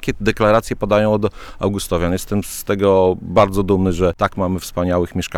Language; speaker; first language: Polish; native; Polish